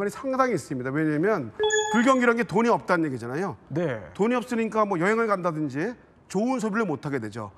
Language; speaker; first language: Korean; native; Korean